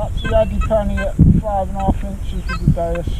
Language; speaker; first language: English; native; English